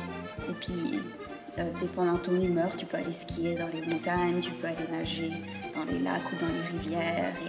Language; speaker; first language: French; early bilingual, heritage; French